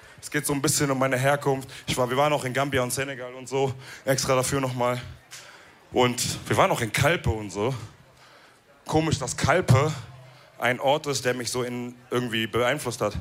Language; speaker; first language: German; early bilingual, other home language; Wolof